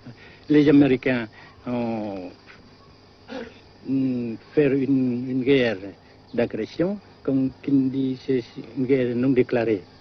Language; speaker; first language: French; non-native, local second language; Vietnamese